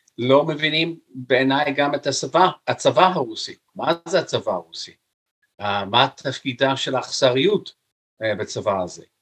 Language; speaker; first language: Hebrew; non-native, fluent; English